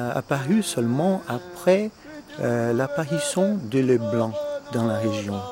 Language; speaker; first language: French; non-native, fluent; Portuguese